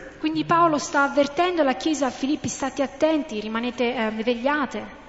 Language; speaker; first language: Italian; non-native, fluent; English